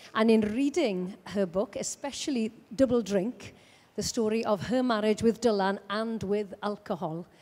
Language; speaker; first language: English; native; English